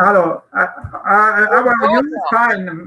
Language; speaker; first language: English; non-native, learner; Italian